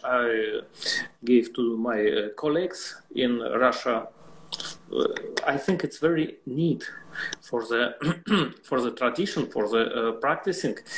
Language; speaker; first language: English; non-native, learner; Russian